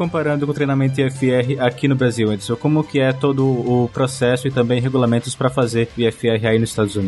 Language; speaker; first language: Portuguese; native; Portuguese